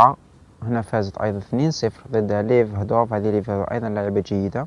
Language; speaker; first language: Arabic; native; Arabic